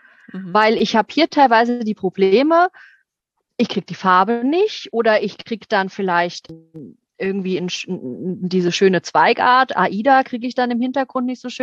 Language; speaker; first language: German; native; German